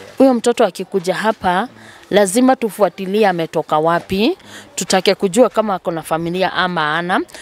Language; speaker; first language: Swahili; native; Swahili